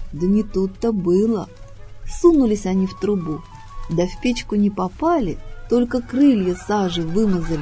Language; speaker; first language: Russian; native; Russian